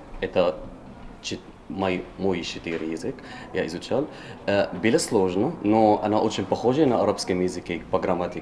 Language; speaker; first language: Russian; non-native, learner; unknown